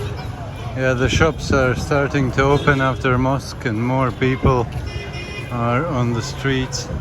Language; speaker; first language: English; non-native, fluent; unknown